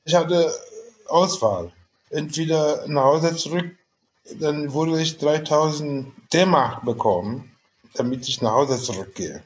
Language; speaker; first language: German; non-native, fluent; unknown